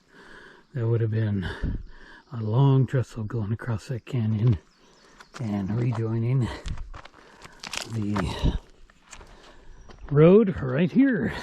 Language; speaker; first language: English; native; English